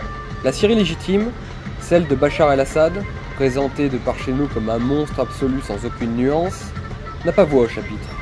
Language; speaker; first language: French; native; French